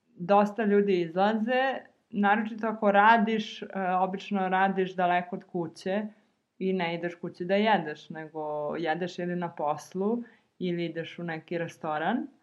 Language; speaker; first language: Serbian; native; Serbian